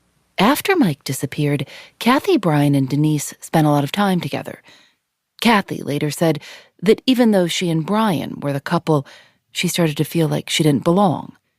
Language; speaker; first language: English; native; English